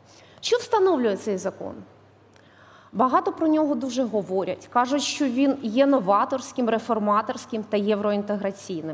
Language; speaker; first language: Ukrainian; native; Ukrainian